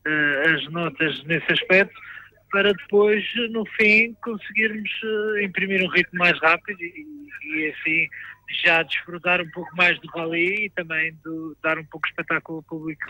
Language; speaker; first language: Portuguese; native; Portuguese